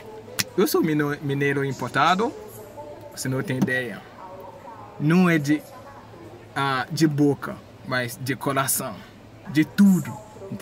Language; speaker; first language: Portuguese; non-native, fluent; English